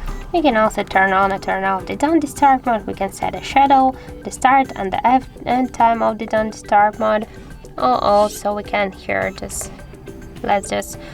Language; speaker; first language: English; non-native, fluent; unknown